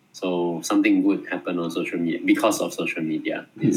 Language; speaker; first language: English; non-native, fluent; Malay